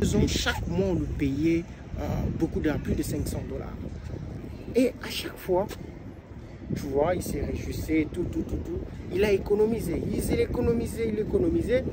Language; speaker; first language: French; non-native, local second language; Lingala